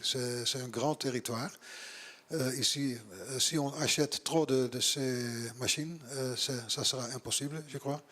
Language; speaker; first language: French; non-native, learner; Dutch